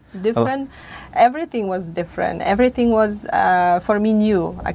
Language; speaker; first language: English; non-native, fluent; Polish